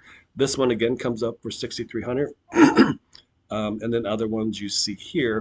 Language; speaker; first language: English; native; English